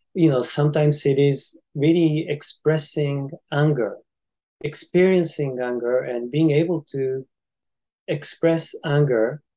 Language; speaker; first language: English; non-native, fluent; Japanese